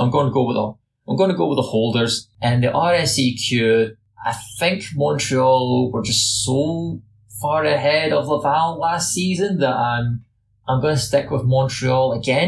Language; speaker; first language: English; native; English